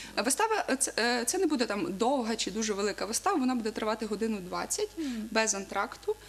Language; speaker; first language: Ukrainian; native; Ukrainian